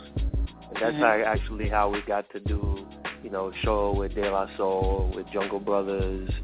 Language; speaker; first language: English; early bilingual, other home language; French